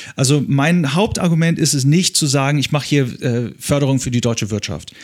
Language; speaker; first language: German; native; German